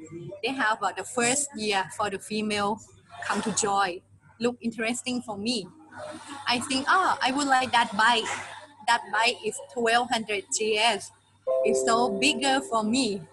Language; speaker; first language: English; non-native, learner; Thai